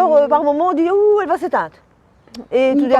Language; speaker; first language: French; native; French